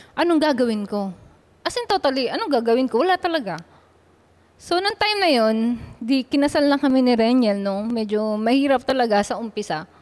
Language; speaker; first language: Filipino; native; Filipino